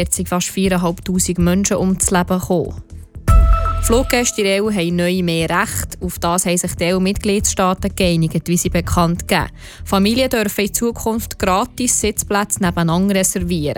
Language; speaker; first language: German; native; German